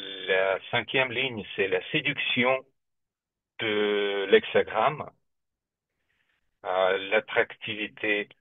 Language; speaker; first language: French; non-native, fluent; Russian